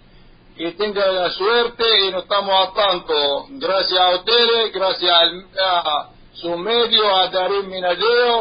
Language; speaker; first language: Spanish; non-native, learner; Arabic